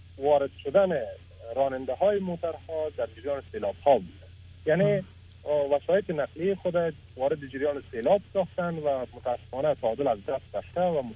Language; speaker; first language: Persian; native; Persian